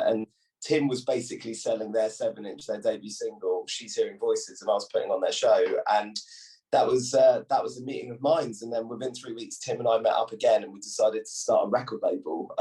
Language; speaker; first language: English; native; English